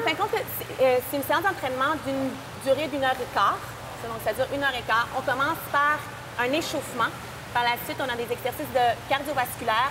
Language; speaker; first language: French; native; French